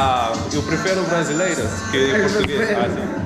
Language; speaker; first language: Portuguese; non-native, learner; French